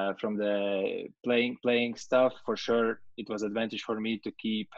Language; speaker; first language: English; non-native, fluent; Latvian